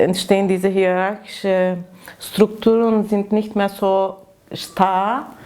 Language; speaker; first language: German; non-native, fluent; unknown